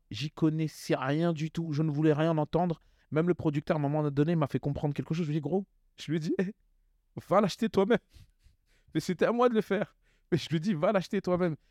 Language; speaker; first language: French; native; French